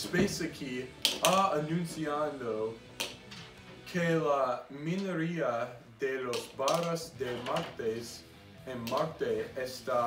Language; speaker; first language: Spanish; non-native, learner; English